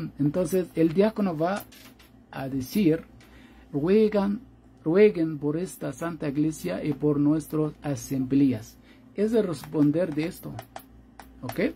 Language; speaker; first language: Spanish; non-native, fluent; Arabic